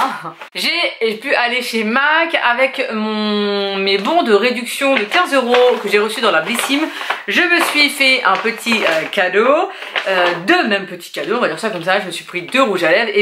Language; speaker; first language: French; native; French